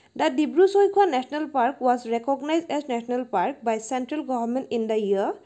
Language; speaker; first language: English; non-native, local second language; Assamese